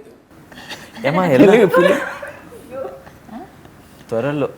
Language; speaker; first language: Telugu; non-native, learner; Tamil